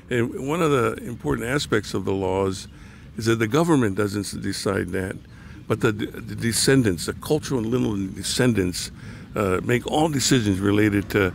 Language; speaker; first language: English; native; English